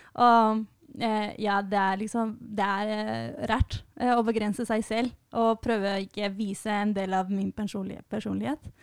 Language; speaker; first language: Norwegian; non-native, fluent; Spanish